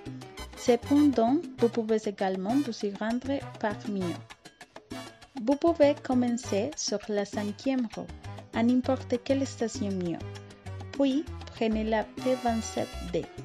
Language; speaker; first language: French; non-native, learner; Spanish